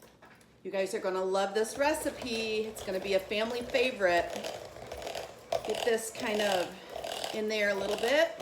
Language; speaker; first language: English; native; English